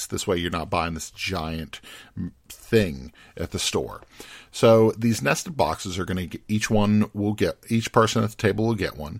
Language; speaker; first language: English; native; English